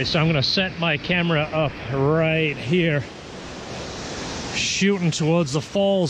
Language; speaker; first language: English; native; English